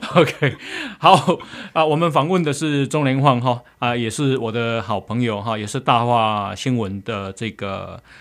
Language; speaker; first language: Chinese; native; Chinese